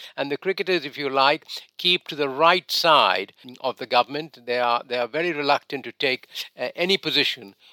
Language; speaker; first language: English; non-native, local second language; Bangla